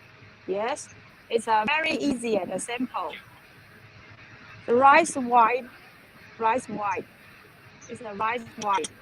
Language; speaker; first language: English; non-native, learner; Chinese